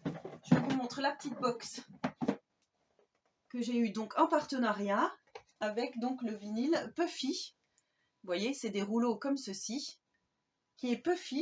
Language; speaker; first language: French; native; French